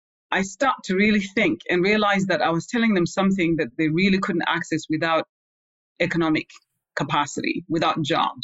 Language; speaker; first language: English; non-native, local second language; Shona